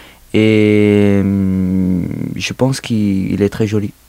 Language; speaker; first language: French; non-native, learner; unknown